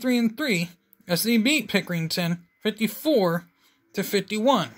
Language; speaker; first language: English; native; English